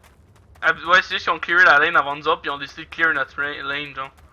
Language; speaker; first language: French; native; French